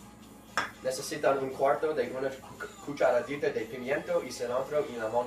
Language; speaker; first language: Spanish; non-native, learner; English